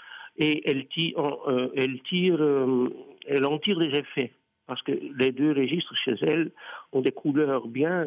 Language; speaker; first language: French; non-native, fluent; Dutch